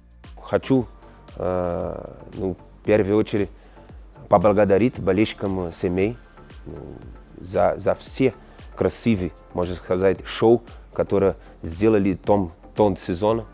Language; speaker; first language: Russian; non-native, learner; Portuguese